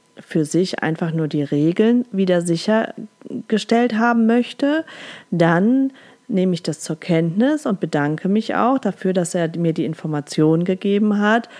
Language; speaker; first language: German; native; German